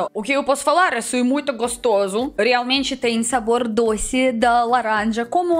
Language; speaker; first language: Portuguese; non-native, learner; Russian